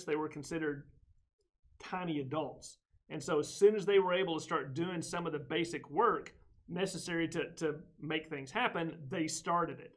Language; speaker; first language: English; native; English